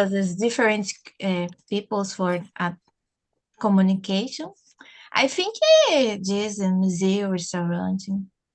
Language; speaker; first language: English; non-native, learner; Portuguese